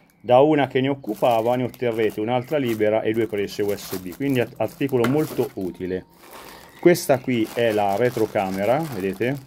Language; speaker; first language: Italian; native; Italian